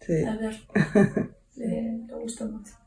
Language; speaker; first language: Spanish; native; Spanish